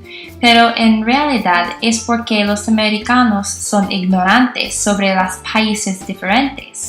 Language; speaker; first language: Spanish; non-native, learner; English